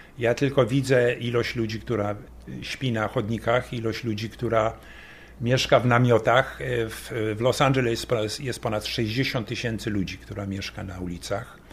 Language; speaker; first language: Polish; early bilingual, heritage; Polish